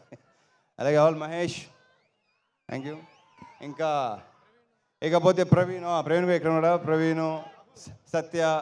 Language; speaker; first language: Telugu; native; Telugu